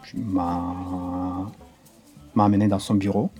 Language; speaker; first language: French; non-native, local second language; Kinyarwanda